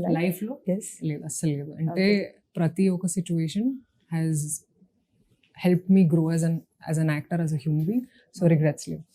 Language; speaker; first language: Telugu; non-native, local second language; Hindi